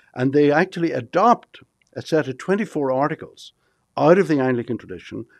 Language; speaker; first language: English; native; English